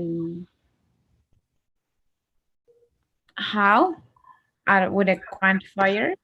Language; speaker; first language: English; non-native, learner; Spanish